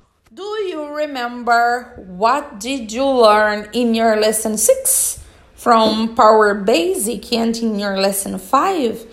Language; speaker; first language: English; non-native, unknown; Portuguese